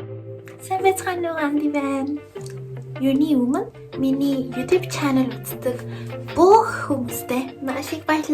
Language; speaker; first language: Mongolian; non-native, learner; Spanish